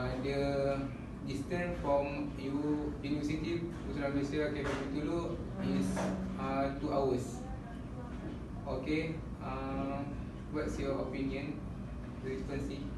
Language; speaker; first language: English; non-native, learner; Malay